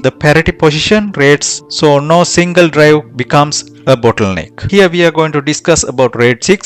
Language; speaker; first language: English; non-native, fluent; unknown